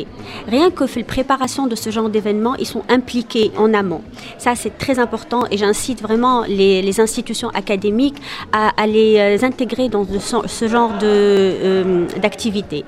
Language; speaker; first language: French; non-native, local second language; Arabic